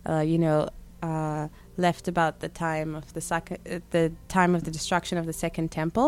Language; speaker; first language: English; non-native, local second language; Shona